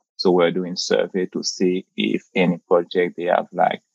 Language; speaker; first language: English; non-native, fluent; Haitian Creole